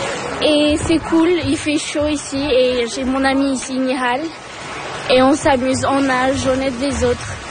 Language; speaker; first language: French; early bilingual, other home language; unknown